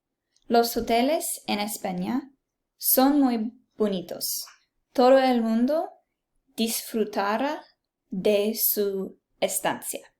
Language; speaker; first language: Spanish; non-native, learner; English